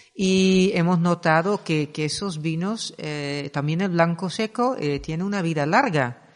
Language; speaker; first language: Spanish; non-native, fluent; Dutch